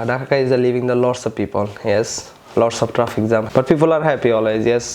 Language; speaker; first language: English; non-native, local second language; Bangla